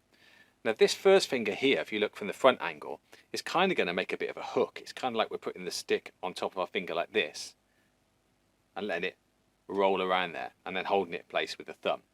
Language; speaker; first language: English; native; English